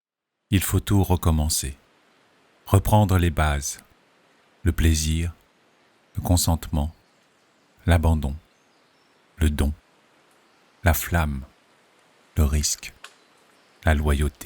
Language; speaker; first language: French; native; French